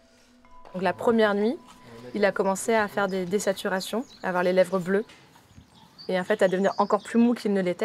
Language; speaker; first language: French; native; French